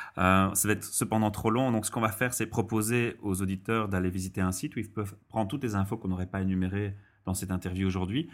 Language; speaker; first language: French; native; French